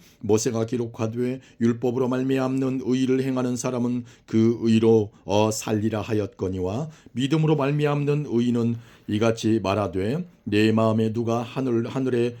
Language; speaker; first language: Korean; native; Korean